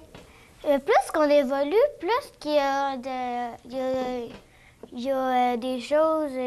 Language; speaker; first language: French; native; French